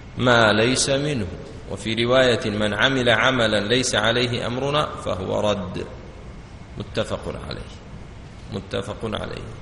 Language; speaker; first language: Central Kurdish; non-native, local second language; Kurdish